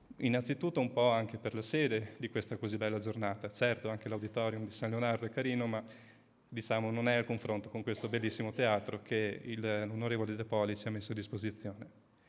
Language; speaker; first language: Italian; native; Italian